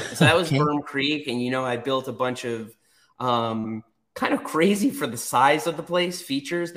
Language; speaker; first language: English; native; English